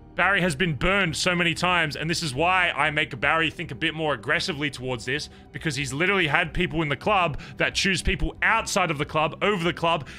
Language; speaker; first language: English; native; English